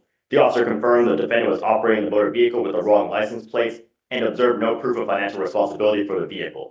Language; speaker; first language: English; native; English